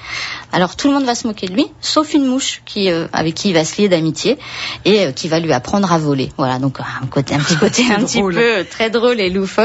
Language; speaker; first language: French; native; French